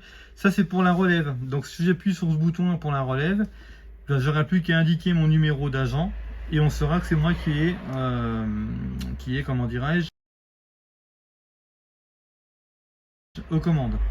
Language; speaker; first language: French; native; French